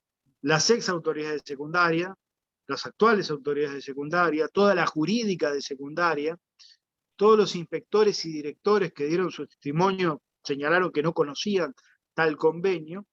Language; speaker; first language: Spanish; native; Spanish